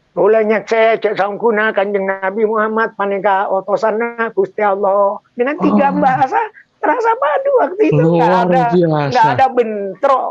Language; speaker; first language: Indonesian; non-native, local second language; Madurese